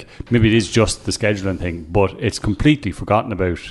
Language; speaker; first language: English; native; English